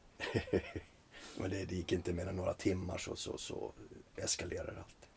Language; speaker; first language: Swedish; early bilingual, other home language; Finnish